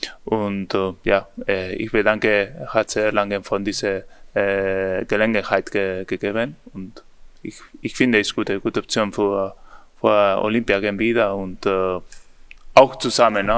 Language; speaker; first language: German; non-native, learner; Spanish